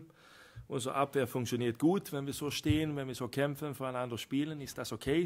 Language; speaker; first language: German; non-native, fluent; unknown